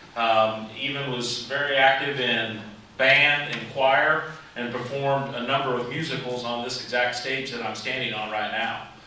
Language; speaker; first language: English; native; English